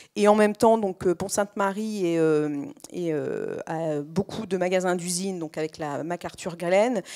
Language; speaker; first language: French; native; French